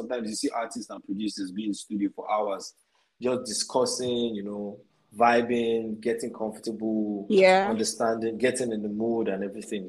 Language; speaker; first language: English; non-native, local second language; Yoruba